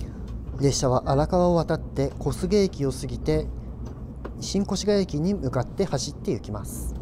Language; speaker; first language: Japanese; native; Japanese